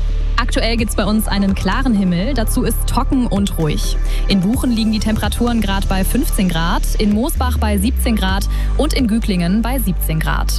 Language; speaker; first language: German; native; German